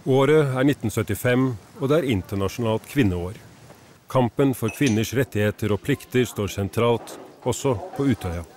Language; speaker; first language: Norwegian; native; Norwegian